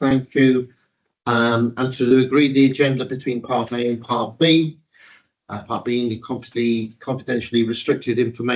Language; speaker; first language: English; native; English